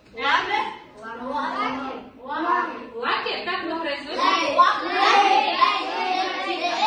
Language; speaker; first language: English; non-native, learner; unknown